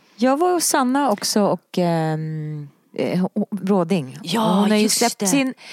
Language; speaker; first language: Swedish; native; Swedish